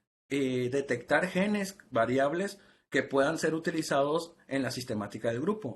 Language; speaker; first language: Spanish; native; Spanish